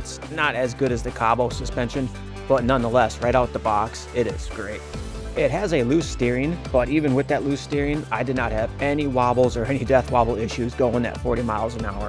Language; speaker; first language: English; native; English